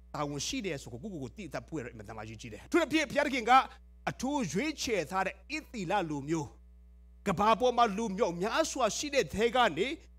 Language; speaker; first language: Burmese; non-native, local second language; Hakha Chin